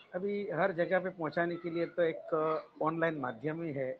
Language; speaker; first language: Hindi; non-native, local second language; Gujarati